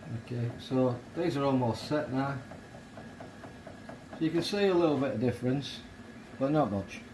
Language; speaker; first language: English; native; English